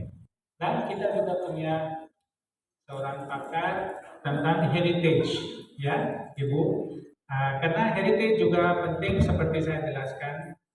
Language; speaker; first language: Indonesian; non-native, fluent; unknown